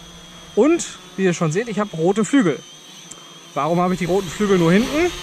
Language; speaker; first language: German; native; German